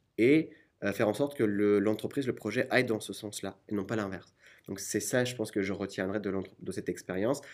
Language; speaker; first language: French; non-native, fluent; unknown